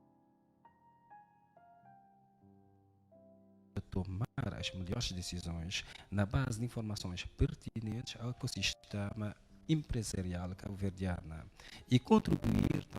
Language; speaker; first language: Portuguese; non-native, fluent; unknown